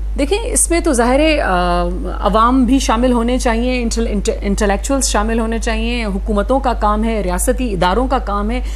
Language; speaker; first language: Urdu; non-native, local second language; Sindhi